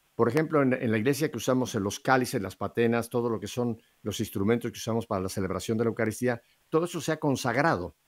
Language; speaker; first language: Spanish; native; Spanish